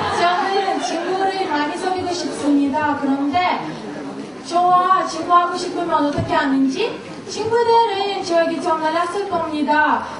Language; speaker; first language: Korean; non-native, learner; Russian